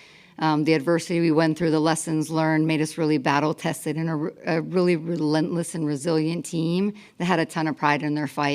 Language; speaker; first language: English; native; English